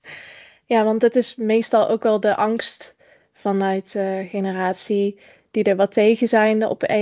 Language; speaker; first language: Dutch; native; Dutch